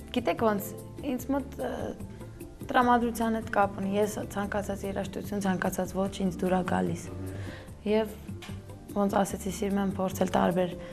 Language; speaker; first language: Armenian; early bilingual, heritage; Armenian